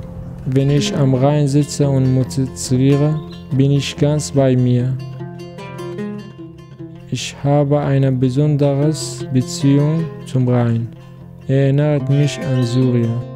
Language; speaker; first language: German; non-native, learner; Arabic